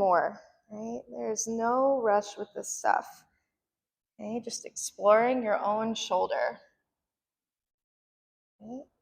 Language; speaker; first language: English; native; English